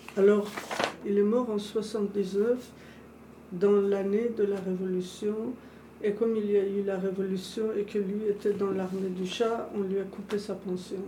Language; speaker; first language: French; non-native, fluent; Persian